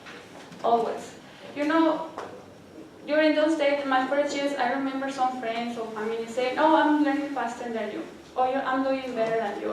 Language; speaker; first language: English; non-native, fluent; Spanish